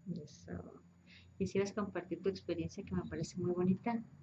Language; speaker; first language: Spanish; native; Spanish